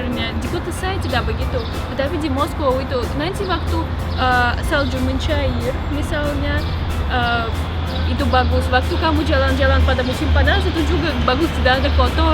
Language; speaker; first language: Indonesian; non-native, fluent; Russian